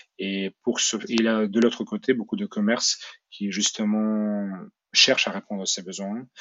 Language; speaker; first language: French; non-native, fluent; Russian